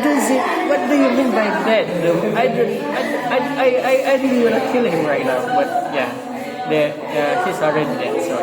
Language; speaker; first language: English; non-native, learner; Indonesian